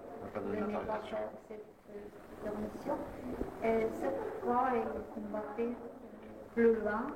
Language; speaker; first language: French; non-native, fluent; Russian